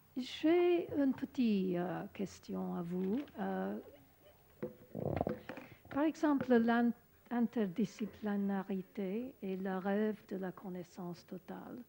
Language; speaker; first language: French; non-native, learner; English